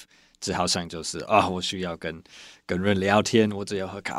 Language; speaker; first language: Chinese; non-native, fluent; English